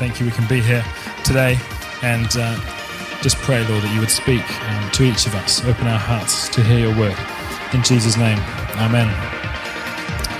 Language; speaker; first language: English; native; English